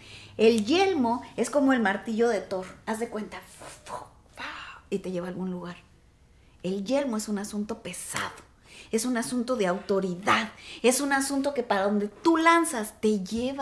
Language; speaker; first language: Spanish; native; Spanish